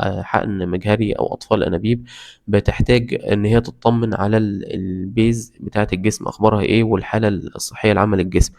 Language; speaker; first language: Arabic; native; Arabic